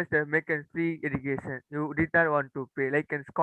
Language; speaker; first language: English; non-native, learner; Tamil